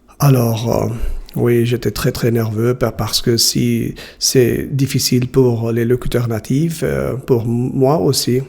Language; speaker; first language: French; non-native, learner; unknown